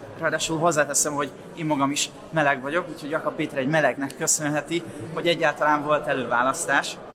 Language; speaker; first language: Hungarian; native; Hungarian